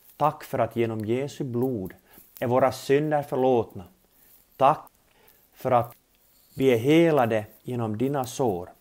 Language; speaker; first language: Swedish; native; Swedish